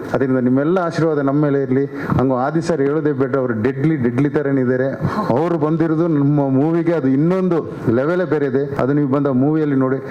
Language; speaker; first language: Kannada; non-native, local second language; Tulu